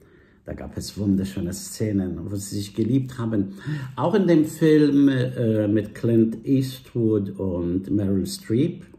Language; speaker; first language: German; non-native, fluent; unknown